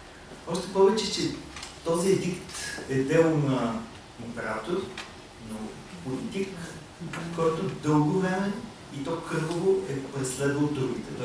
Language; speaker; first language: Bulgarian; native; Bulgarian